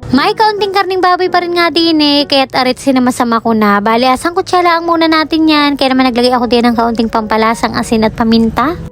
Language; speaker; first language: Filipino; native; Filipino